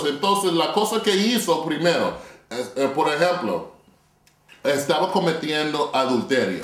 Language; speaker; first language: Spanish; non-native, fluent; English